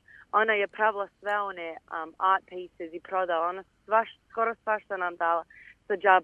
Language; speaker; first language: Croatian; early bilingual, heritage; Bosnian